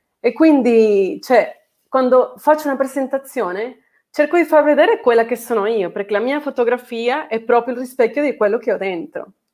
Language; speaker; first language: Italian; non-native, fluent; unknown